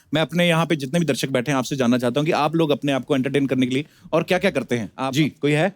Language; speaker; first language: Hindi; non-native, local second language; Punjabi